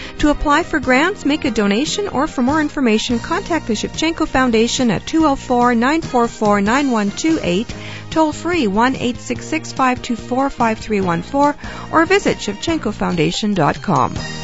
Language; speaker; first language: English; early bilingual, other home language; Ukrainian